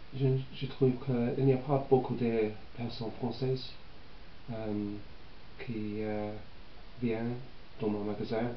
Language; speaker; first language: French; non-native, learner; English